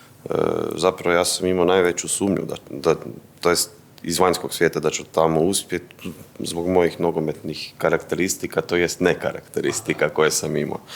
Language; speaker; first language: Bosnian; native; Bosnian